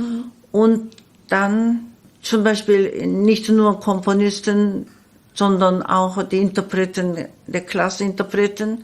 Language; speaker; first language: German; non-native, learner; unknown